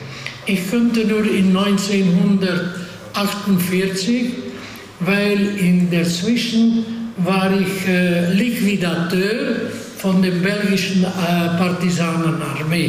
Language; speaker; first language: German; non-native, fluent; Hungarian